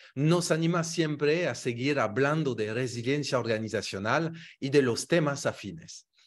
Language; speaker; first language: Spanish; non-native, fluent; French